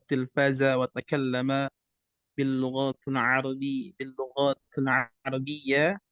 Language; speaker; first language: Arabic; non-native, learner; Indonesian